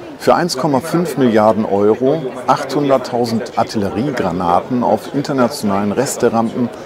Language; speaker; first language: German; native; German